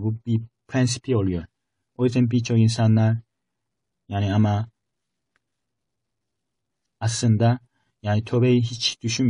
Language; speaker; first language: Turkish; non-native, fluent; Korean